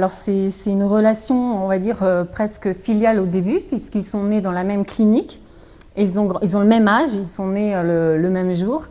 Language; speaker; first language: French; native; French